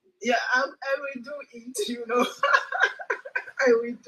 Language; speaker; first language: English; non-native, local second language; French